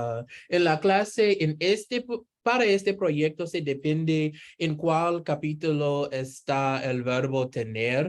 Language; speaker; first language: Spanish; non-native, learner; English